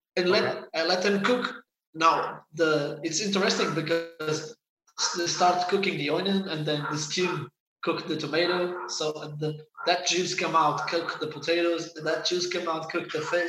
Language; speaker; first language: English; non-native, fluent; Portuguese